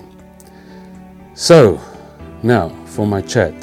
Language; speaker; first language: English; non-native, local second language; Afrikaans